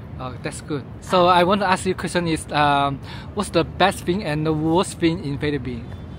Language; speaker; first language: English; non-native, learner; Chinese